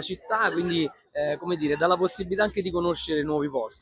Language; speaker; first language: Italian; native; Italian